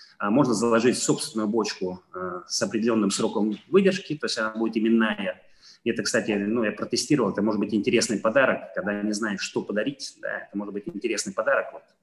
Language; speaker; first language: Russian; non-native, fluent; Italian